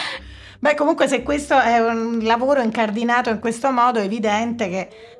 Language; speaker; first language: Italian; native; Italian